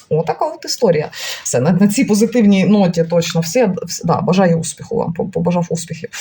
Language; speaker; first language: Ukrainian; non-native, local second language; Russian